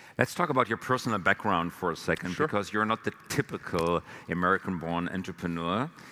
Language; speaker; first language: English; non-native, fluent; German